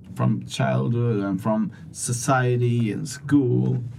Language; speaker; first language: English; non-native, fluent; Swedish